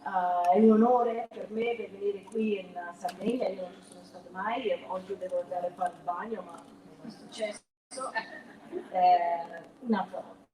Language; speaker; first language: Italian; early bilingual, heritage; Italian